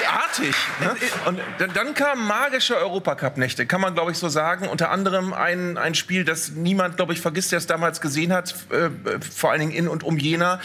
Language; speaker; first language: German; native; German